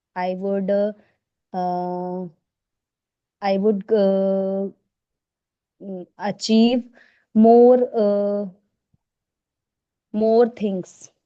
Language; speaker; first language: English; non-native, learner; Hindi